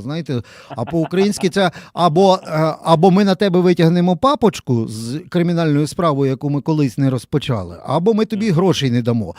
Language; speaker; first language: Ukrainian; native; Ukrainian